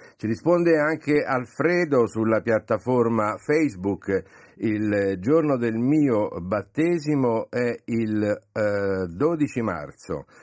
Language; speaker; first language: Italian; native; Italian